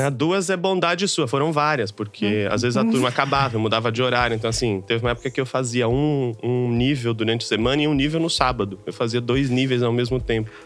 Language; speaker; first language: Portuguese; native; Portuguese